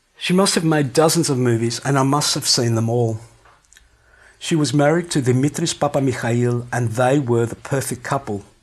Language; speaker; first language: English; native; English